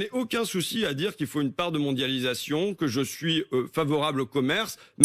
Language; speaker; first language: French; native; French